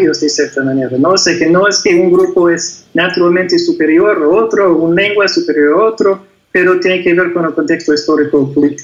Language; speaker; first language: Spanish; non-native, fluent; English